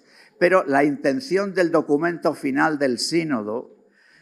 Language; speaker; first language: Spanish; native; Spanish